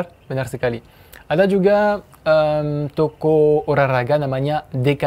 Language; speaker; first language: Indonesian; non-native, fluent; French